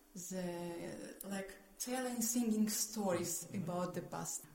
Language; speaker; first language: English; non-native, fluent; Ukrainian